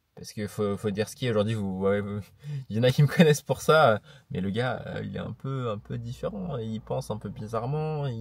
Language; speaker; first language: French; native; French